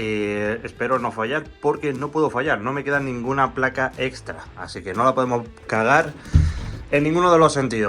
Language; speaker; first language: Spanish; native; Spanish